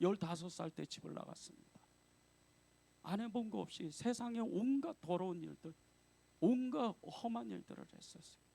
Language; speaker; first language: Korean; native; Korean